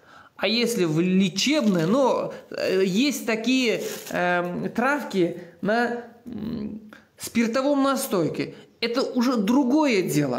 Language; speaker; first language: Russian; non-native, local second language; Uzbek